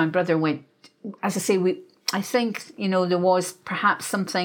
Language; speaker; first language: English; native; English